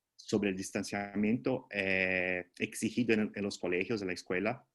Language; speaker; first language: Spanish; non-native, fluent; Portuguese